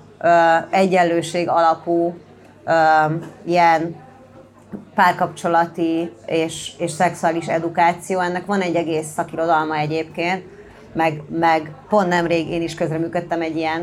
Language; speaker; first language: Hungarian; native; Hungarian